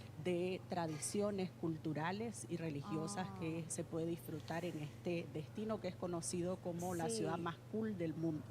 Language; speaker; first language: Spanish; native; Spanish